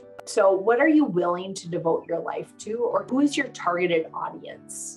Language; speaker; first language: English; native; English